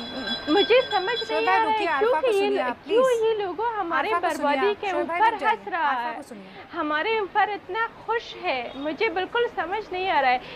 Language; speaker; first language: Hindi; non-native, learner; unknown